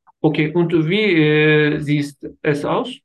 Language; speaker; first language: German; non-native, learner; Turkish